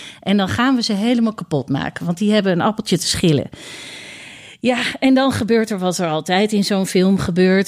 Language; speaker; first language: Dutch; native; Dutch